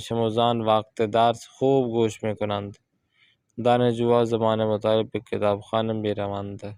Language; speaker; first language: Persian; non-native, fluent; Urdu